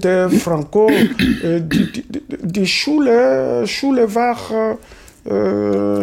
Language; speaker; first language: German; non-native, fluent; Lingala